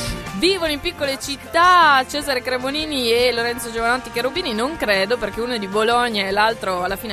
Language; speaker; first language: Italian; native; Italian